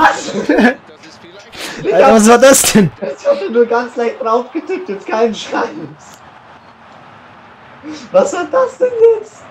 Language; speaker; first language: German; native; German